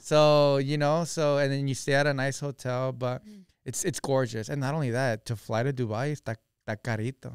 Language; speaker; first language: English; early bilingual, other home language; Spanish